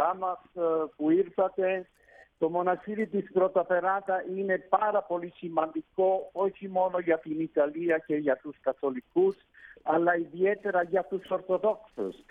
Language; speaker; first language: Greek; non-native, fluent; Italian